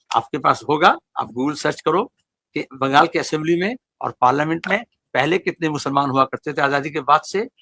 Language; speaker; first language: Hindi; non-native, local second language; Bangla